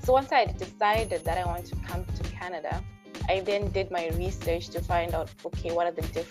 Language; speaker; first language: English; non-native, local second language; Shona